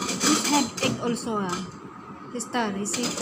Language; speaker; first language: English; non-native, learner; Filipino